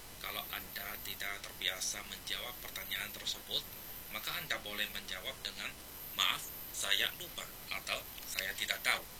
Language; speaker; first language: Malay; non-native, fluent; Chinese